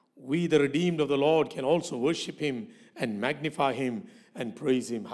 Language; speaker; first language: English; non-native, local second language; Malayalam